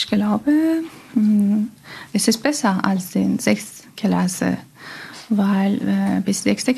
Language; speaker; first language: German; non-native, learner; Persian